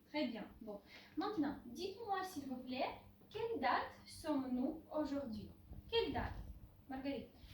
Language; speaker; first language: French; non-native, fluent; Ukrainian